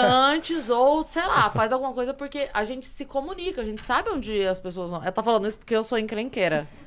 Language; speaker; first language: Portuguese; native; Portuguese